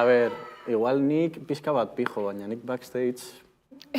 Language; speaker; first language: Basque; non-native, local second language; Spanish